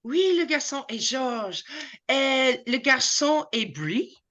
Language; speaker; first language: French; non-native, fluent; English